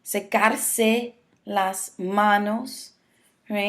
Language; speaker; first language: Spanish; non-native, learner; English